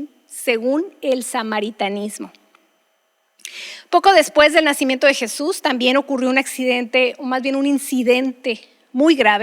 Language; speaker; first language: Spanish; native; Spanish